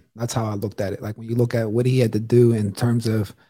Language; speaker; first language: English; native; English